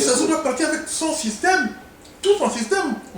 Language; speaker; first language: French; non-native, local second language; Lingala